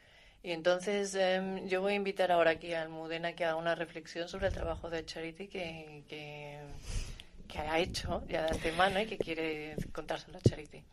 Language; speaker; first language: Spanish; native; Spanish